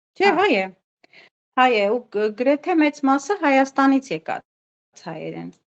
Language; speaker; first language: Armenian; native; Armenian